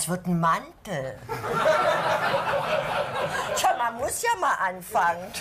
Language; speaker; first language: German; native; German